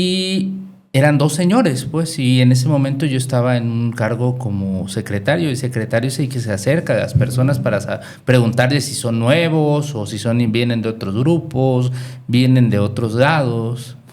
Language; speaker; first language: Spanish; native; Spanish